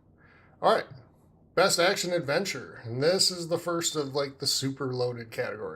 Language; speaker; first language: English; native; English